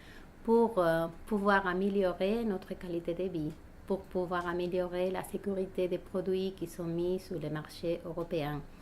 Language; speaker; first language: French; non-native, fluent; Spanish